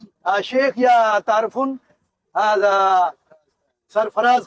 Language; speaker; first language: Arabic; non-native, learner; Punjabi